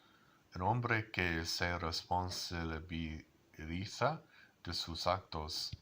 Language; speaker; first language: Spanish; non-native, learner; English